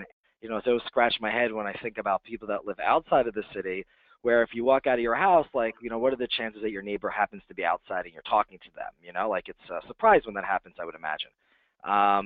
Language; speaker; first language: English; native; English